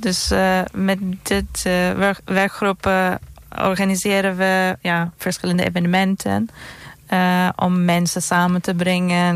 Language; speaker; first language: Dutch; non-native, learner; Turkish